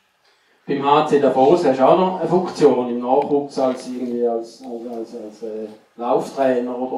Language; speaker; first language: German; native; German